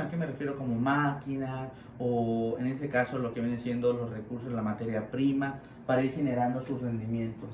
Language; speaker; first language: Spanish; native; Spanish